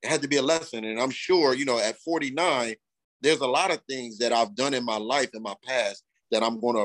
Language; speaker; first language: English; native; English